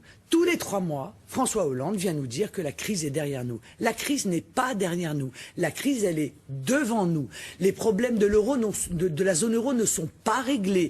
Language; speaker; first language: French; native; French